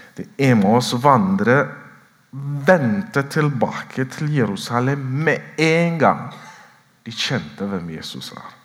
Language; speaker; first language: Norwegian; non-native, fluent; Oromo